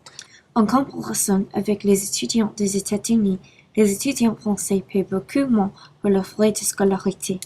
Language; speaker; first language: French; non-native, learner; English